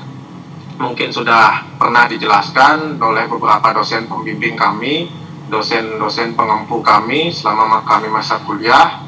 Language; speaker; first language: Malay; non-native, local second language; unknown